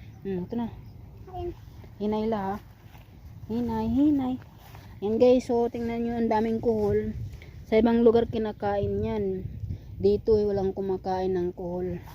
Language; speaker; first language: Filipino; non-native, local second language; Iloko